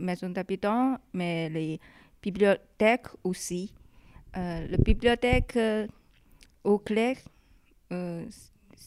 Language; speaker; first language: French; non-native, fluent; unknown